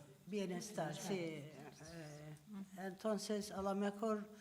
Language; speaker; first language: Spanish; non-native, learner; Turkish